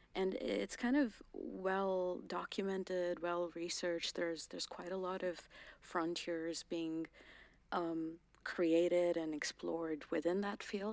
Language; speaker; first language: English; non-native, local second language; Garhwali